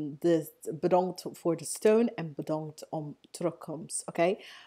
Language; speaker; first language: Dutch; non-native, learner; English